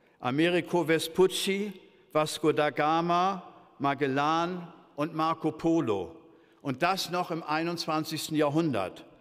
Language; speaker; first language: German; native; German